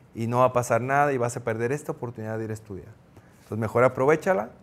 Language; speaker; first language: Spanish; native; Spanish